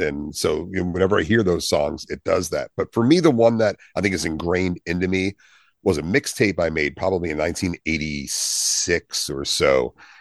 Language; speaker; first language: English; native; English